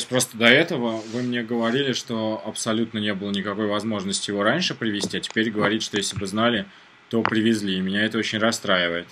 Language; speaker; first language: Russian; native; Russian